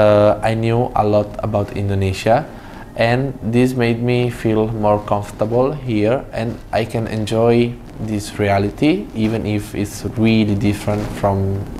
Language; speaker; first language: English; non-native, fluent; Italian